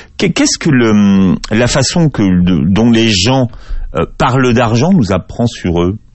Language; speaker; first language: French; native; French